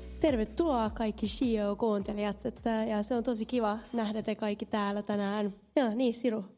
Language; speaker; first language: Finnish; non-native, local second language; Swedish